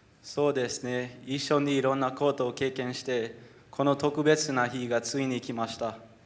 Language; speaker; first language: Japanese; non-native, learner; English